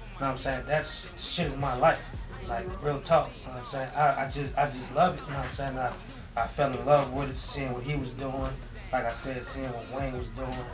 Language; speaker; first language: English; native; English